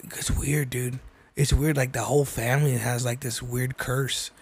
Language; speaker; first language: English; native; English